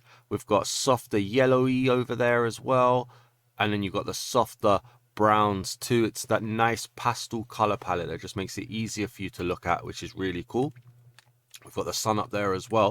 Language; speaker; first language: English; native; English